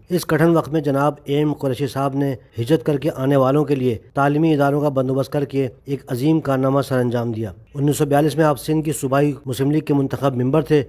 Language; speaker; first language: Urdu; native; Urdu